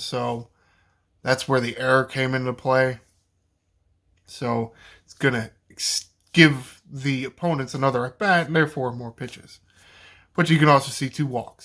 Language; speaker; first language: English; native; English